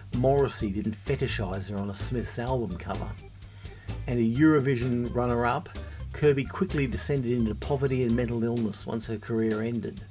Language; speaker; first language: English; native; English